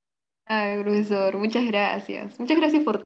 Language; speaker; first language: Spanish; native; Spanish